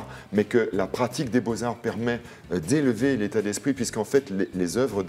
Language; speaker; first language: French; native; French